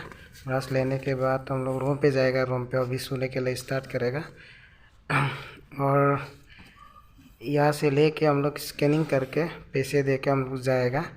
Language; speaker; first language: Hindi; non-native, local second language; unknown